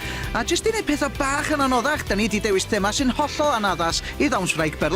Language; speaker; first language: Welsh; native; Welsh